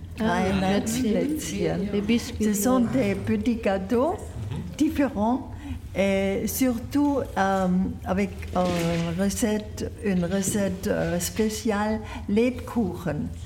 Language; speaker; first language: French; non-native, learner; German